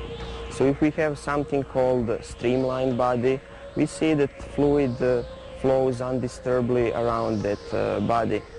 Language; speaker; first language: English; non-native, fluent; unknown